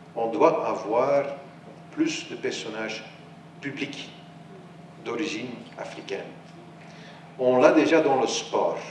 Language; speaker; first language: French; non-native, local second language; Dutch